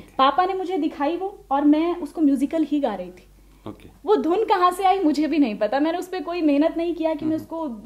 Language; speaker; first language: Hindi; native; Hindi